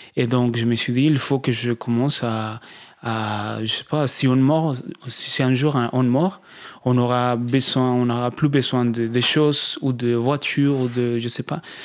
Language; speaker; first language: French; non-native, fluent; Spanish